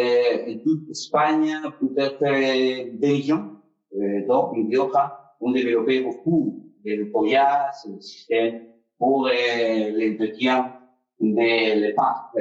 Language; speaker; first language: French; non-native, fluent; Spanish